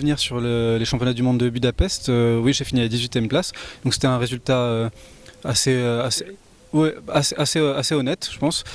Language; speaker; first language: French; native; French